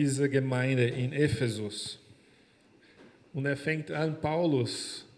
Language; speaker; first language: German; non-native, fluent; Portuguese